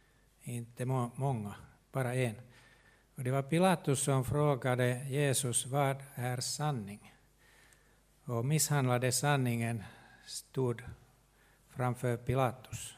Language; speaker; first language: Swedish; non-native, local second language; Finnish